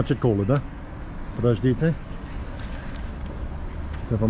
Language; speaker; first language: Russian; non-native, learner; English